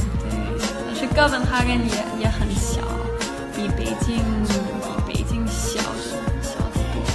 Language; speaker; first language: Chinese; non-native, learner; Danish